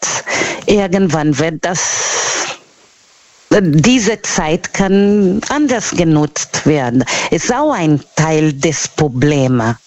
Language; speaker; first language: German; non-native, learner; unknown